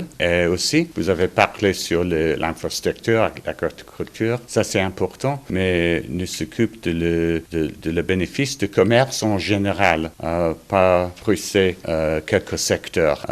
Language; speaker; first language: French; non-native, learner; English